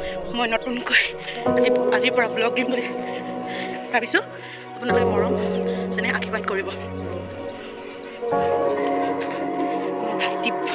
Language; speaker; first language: English; non-native, learner; Assamese